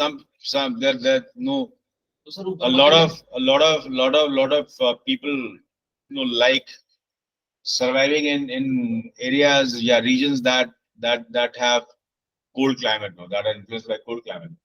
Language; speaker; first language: English; non-native, local second language; Hindi